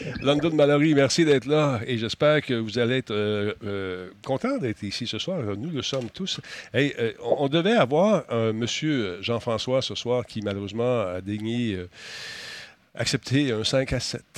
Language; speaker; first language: French; native; French